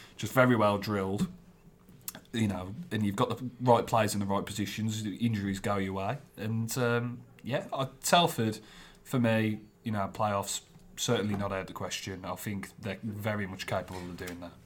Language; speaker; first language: English; native; English